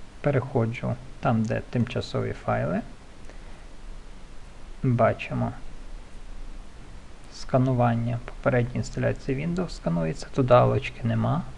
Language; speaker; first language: Ukrainian; native; Ukrainian